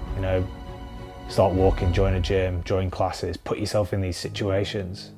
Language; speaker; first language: English; native; English